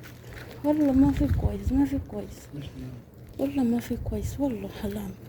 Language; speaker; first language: Arabic; non-native, learner; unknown